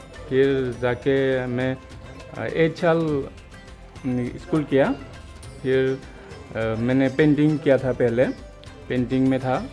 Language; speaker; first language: Hindi; non-native, local second language; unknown